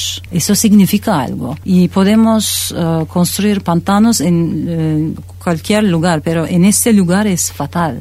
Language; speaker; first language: Spanish; non-native, fluent; Turkish